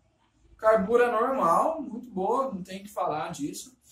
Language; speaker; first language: Portuguese; native; Portuguese